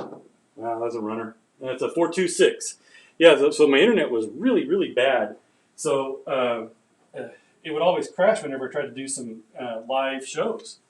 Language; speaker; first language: English; native; English